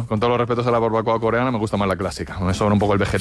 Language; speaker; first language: Spanish; native; Spanish